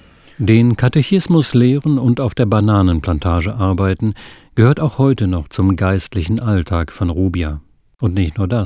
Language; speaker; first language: German; native; German